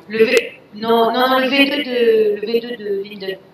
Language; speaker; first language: French; native; French